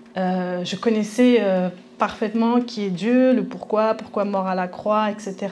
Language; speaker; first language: French; early bilingual, other home language; Spanish